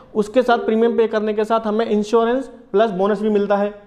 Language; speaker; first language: Hindi; native; Hindi